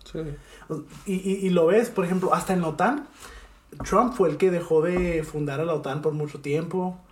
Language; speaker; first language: Spanish; native; Spanish